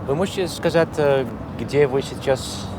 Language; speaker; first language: Russian; non-native, learner; Dutch